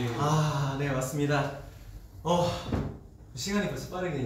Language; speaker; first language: Korean; native; Korean